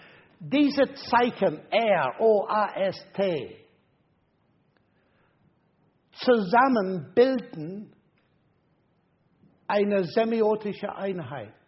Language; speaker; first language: German; non-native, fluent; English